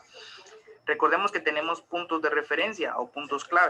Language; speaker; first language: Spanish; native; Spanish